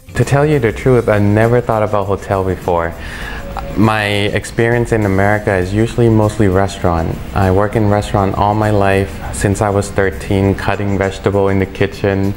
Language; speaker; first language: English; early bilingual, other home language; Thai